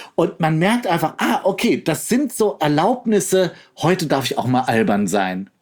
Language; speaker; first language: German; native; German